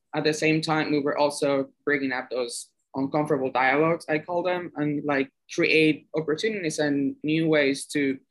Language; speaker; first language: English; non-native, fluent; Spanish